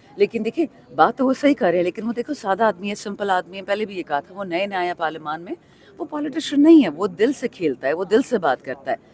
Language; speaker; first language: Urdu; non-native, local second language; Pashto